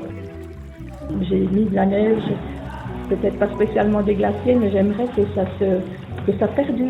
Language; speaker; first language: French; native; French